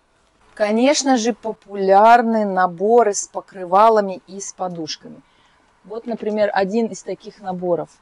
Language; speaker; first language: Russian; native; Russian